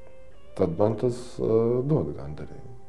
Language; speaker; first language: Latvian; native; Latvian